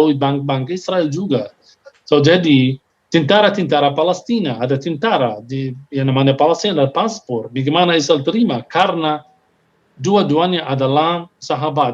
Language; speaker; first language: Indonesian; non-native, fluent; Hebrew